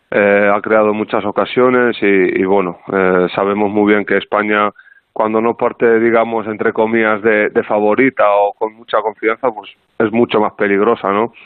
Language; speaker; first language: Spanish; non-native, fluent; Arabic